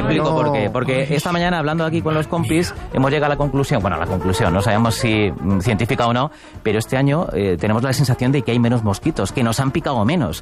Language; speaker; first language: Spanish; native; Spanish